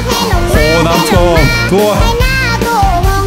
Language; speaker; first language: Thai; non-native, learner; Korean